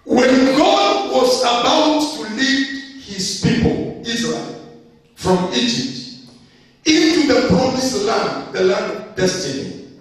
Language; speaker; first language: English; non-native, local second language; Swahili